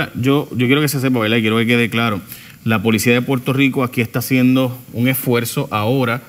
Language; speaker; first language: Spanish; native; Spanish